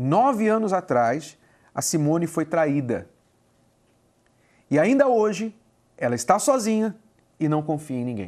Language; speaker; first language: Portuguese; native; Portuguese